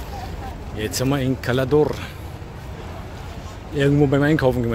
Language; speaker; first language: German; native; German